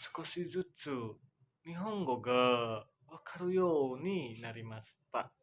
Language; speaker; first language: Japanese; non-native, learner; Indonesian